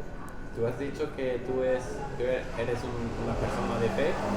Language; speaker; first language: Spanish; non-native, fluent; English